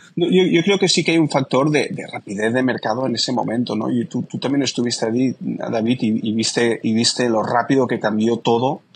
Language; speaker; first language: Spanish; native; Spanish